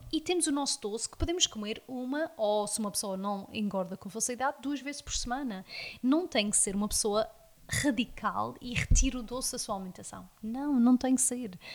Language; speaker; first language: Portuguese; early bilingual, heritage; Portuguese